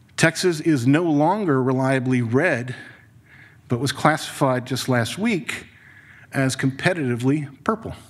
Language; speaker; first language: English; native; English